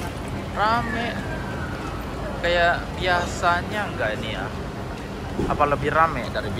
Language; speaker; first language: Indonesian; native; Indonesian